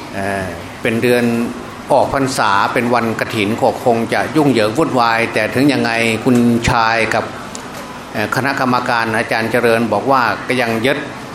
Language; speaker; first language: Thai; non-native, local second language; Northeastern Thai